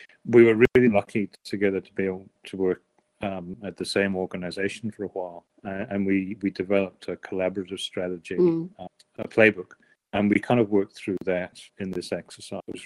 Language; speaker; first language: English; native; English